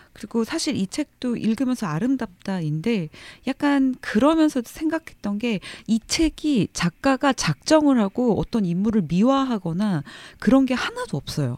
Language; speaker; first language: Korean; native; Korean